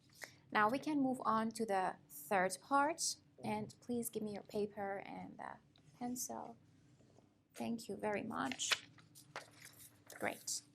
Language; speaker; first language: English; non-native, fluent; Persian